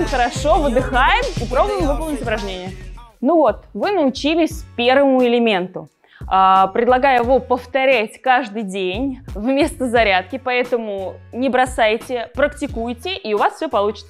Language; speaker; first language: Russian; native; Russian